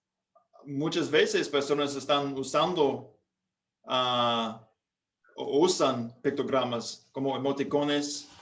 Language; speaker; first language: Spanish; non-native, fluent; English